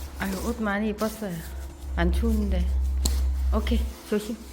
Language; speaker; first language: Korean; non-native, learner; Vietnamese